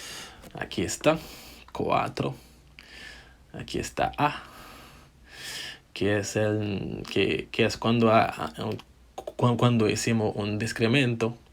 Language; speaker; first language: Spanish; non-native, fluent; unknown